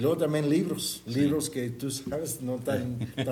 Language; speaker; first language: Spanish; early bilingual, heritage; Spanish